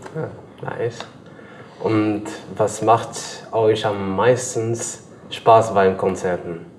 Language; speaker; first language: German; native; German